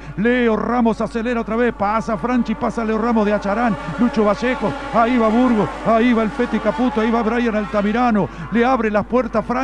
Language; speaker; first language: Spanish; native; Spanish